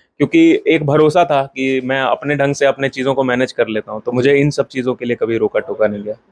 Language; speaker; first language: Hindi; native; Hindi